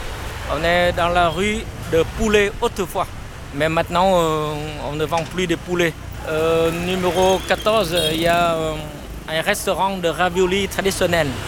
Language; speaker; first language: French; non-native, fluent; Vietnamese